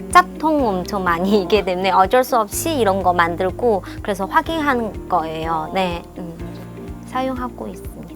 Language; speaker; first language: Korean; non-native, fluent; Chinese